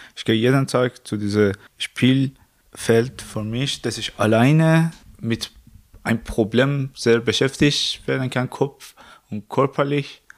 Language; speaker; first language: German; non-native, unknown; Persian